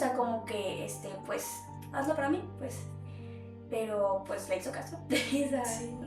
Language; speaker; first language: Spanish; native; Spanish